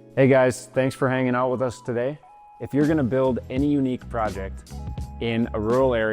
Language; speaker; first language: English; native; English